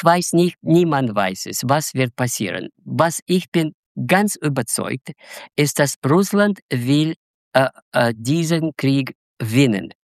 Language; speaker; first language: German; non-native, learner; Russian